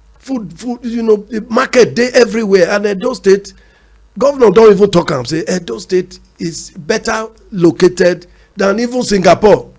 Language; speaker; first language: Nigerian Pidgin; non-native, local second language; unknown